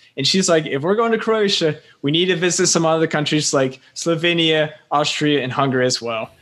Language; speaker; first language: English; native; English